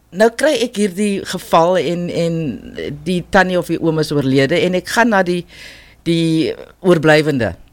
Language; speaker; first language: Afrikaans; non-native, local second language; English